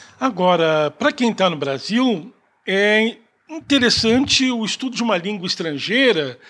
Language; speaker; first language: Portuguese; native; Portuguese